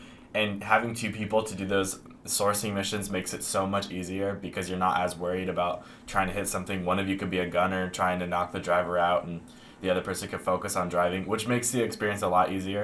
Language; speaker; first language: English; native; English